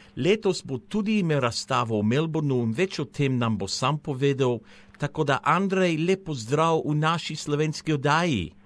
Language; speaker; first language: Slovenian; native; Slovenian